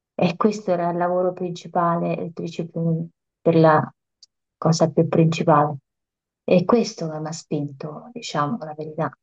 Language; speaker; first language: Italian; non-native, fluent; Romanian